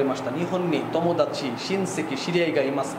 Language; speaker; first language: Japanese; non-native, fluent; Bangla